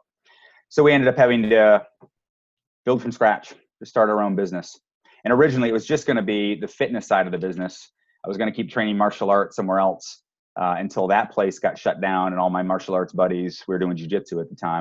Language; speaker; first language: English; native; English